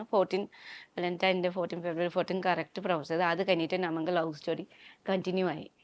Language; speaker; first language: Malayalam; non-native, learner; Nepali